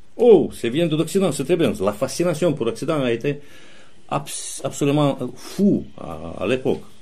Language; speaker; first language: French; non-native, fluent; Romanian